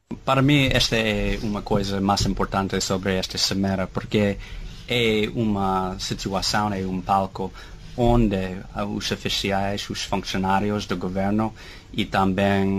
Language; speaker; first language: Portuguese; non-native, fluent; English